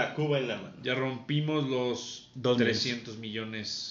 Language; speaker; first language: Spanish; native; Spanish